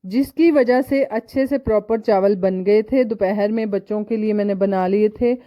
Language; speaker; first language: Urdu; non-native, local second language; Punjabi